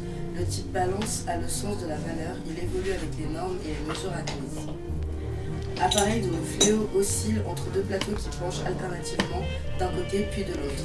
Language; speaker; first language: French; native; French